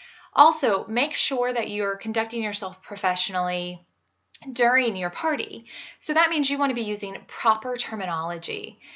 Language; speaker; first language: English; native; English